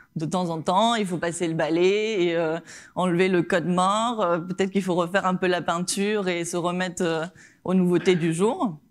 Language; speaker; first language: French; non-native, fluent; Spanish